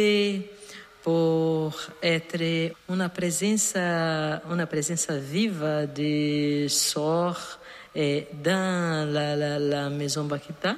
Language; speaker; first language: French; non-native, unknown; Portuguese